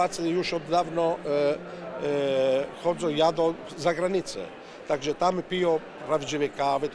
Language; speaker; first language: Polish; non-native, learner; Italian